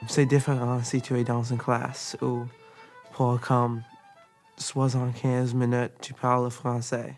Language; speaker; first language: French; non-native, learner; English